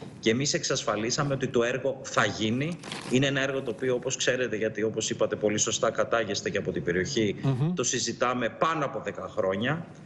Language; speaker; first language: Greek; native; Greek